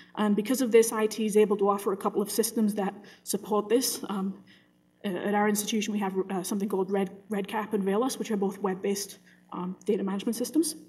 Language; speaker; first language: English; native; English